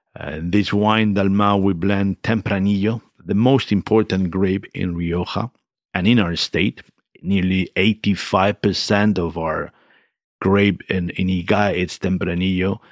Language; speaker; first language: English; non-native, fluent; Spanish